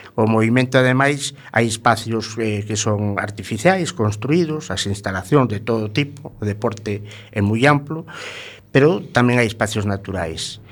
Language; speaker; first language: Galician; non-native, local second language; Spanish